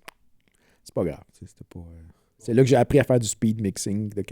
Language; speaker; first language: French; native; French